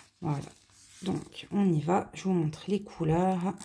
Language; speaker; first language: French; native; French